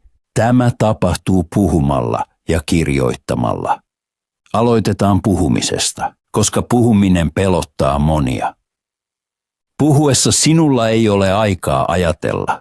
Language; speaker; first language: Finnish; non-native, fluent; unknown